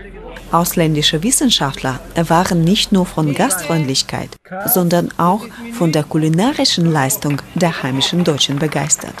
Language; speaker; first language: German; non-native, fluent; Ukrainian